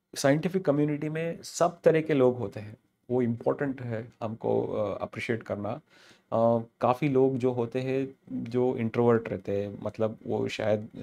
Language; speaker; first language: Hindi; non-native, local second language; Telugu